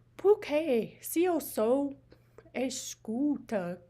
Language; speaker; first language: Portuguese; non-native, learner; English